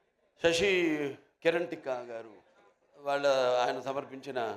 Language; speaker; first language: Telugu; native; Telugu